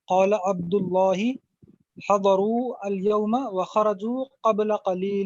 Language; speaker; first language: Arabic; non-native, learner; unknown